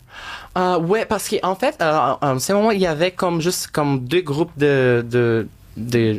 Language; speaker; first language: French; non-native, fluent; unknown